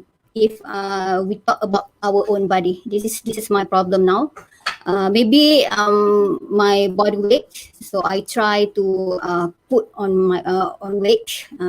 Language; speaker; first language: English; non-native, learner; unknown